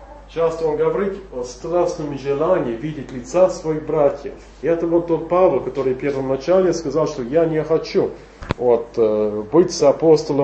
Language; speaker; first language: Russian; non-native, fluent; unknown